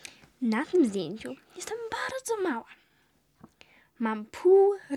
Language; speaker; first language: Polish; early bilingual, heritage; Polish